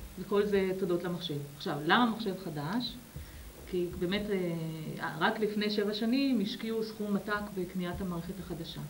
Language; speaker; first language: Hebrew; native; Hebrew